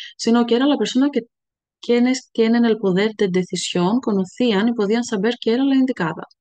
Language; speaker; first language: Spanish; non-native, fluent; Greek